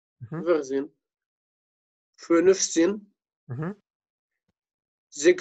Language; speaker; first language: German; non-native, learner; Arabic